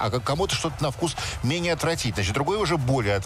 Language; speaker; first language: Russian; native; Russian